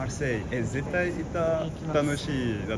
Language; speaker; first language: Japanese; non-native, fluent; French